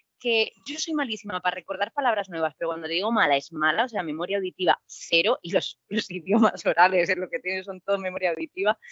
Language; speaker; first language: Spanish; native; Spanish